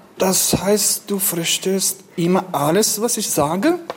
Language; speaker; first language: German; non-native, learner; Kurdish